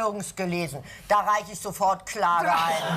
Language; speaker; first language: German; native; German